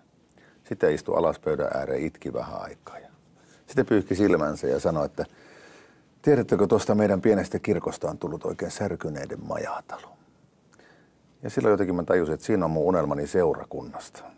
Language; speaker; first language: Finnish; native; Finnish